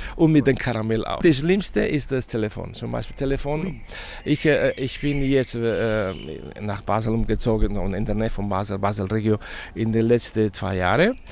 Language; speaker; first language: German; non-native, fluent; Spanish